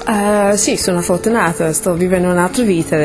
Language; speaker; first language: Italian; non-native, fluent; English